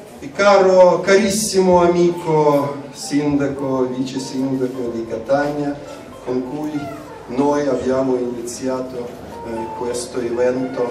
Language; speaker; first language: Italian; non-native, fluent; Ukrainian